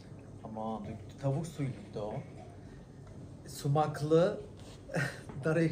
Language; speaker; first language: Turkish; native; Turkish